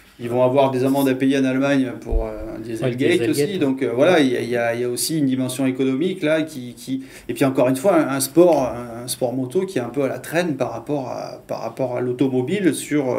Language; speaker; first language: French; native; French